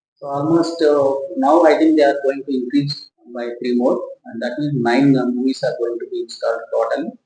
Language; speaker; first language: English; non-native, local second language; Telugu